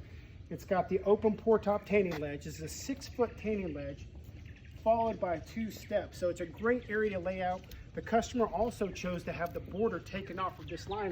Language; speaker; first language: English; native; English